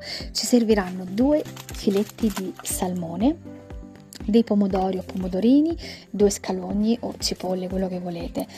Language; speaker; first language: Italian; native; Italian